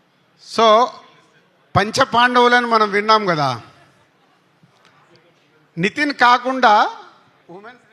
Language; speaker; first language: Telugu; native; Telugu